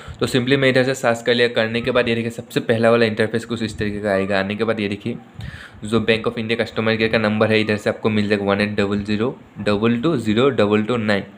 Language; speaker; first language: Hindi; native; Hindi